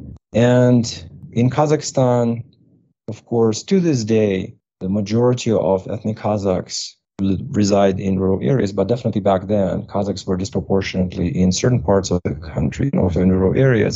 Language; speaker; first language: English; non-native, fluent; Russian